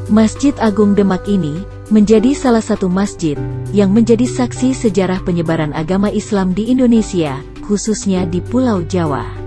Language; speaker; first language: Indonesian; native; Indonesian